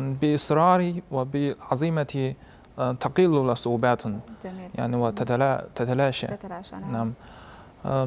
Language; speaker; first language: Arabic; non-native, learner; Chinese